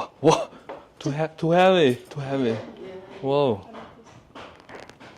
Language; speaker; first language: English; non-native, learner; Chinese